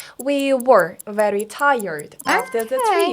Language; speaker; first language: English; non-native, fluent; Vietnamese